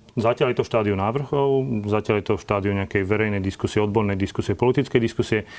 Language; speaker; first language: Slovak; native; Slovak